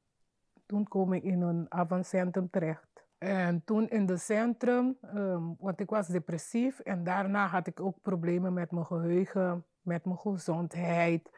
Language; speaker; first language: Dutch; non-native, fluent; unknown